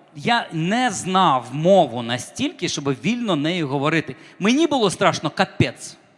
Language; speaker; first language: Ukrainian; non-native, local second language; Russian